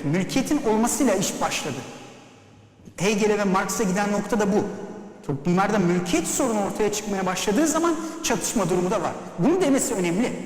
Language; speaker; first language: Turkish; native; Turkish